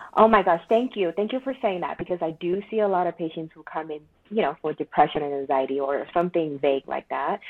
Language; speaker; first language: English; non-native, local second language; Chinese